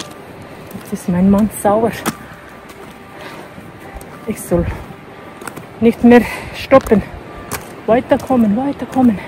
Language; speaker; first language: German; non-native, learner; Tibetan